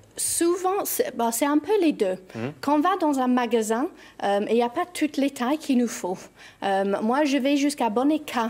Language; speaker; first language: French; non-native, fluent; English